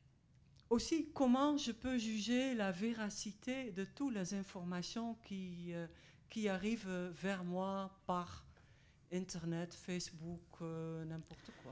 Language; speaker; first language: French; non-native, fluent; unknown